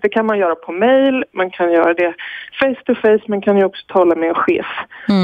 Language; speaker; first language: Swedish; native; Swedish